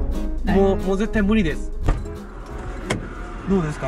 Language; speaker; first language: Japanese; native; Japanese